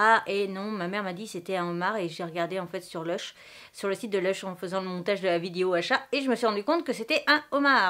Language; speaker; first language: French; native; French